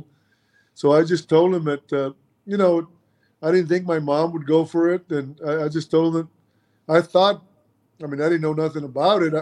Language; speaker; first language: English; early bilingual, other home language; Spanish